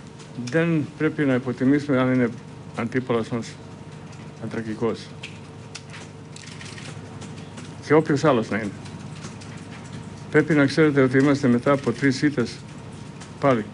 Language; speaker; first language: Greek; non-native, fluent; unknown